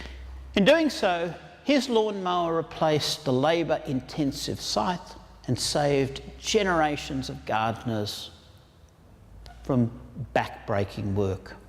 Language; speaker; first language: English; native; English